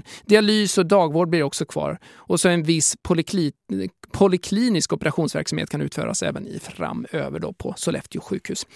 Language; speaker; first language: Swedish; native; Swedish